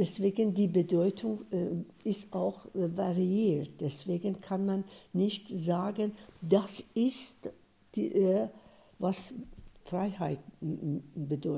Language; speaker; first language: German; non-native, fluent; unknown